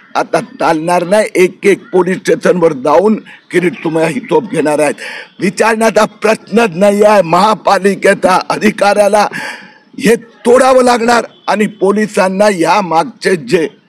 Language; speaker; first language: Marathi; non-native, local second language; Gujarati